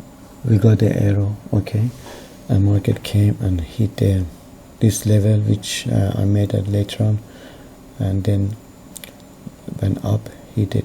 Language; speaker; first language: English; non-native, fluent; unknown